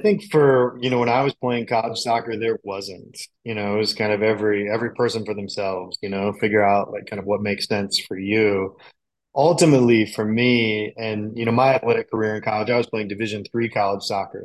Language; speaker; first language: English; native; English